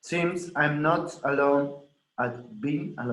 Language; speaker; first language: English; non-native, learner; Spanish